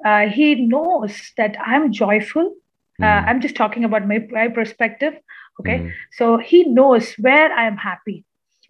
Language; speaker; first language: English; non-native, local second language; Malayalam